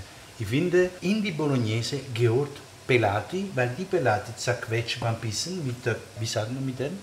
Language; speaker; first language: German; non-native, fluent; Italian